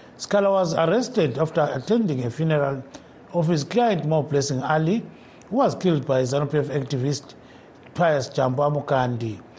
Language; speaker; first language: English; non-native, local second language; North Ndebele